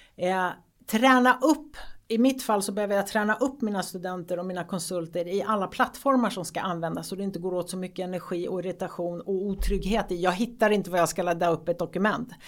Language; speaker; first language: Swedish; early bilingual, other home language; Greek